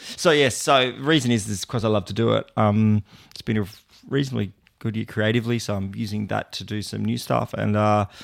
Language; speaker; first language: English; native; English